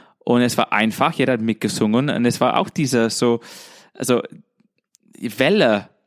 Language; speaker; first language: German; non-native, fluent; English